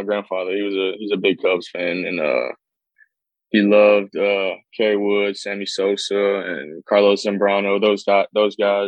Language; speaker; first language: English; native; English